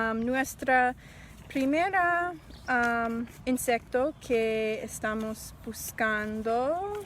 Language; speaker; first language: Spanish; non-native, learner; English